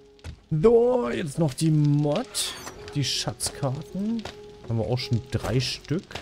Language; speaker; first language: German; native; German